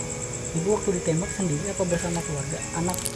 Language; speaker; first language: Indonesian; native; Indonesian